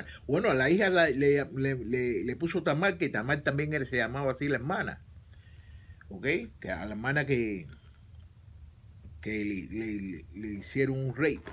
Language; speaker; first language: Spanish; native; Spanish